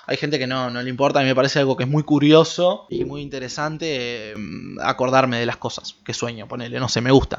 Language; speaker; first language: Spanish; native; Spanish